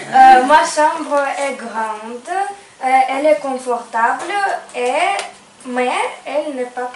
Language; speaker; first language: French; non-native, learner; Ukrainian